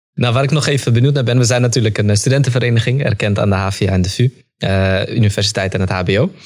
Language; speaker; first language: Dutch; early bilingual, other home language; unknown